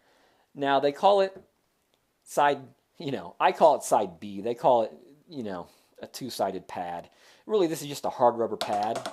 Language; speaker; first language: English; native; English